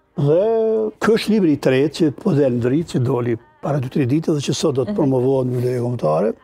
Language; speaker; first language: Albanian; native; Albanian